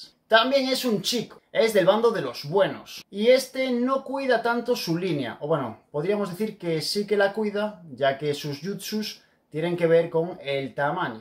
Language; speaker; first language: Spanish; native; Spanish